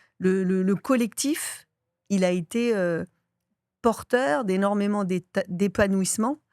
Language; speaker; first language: French; native; French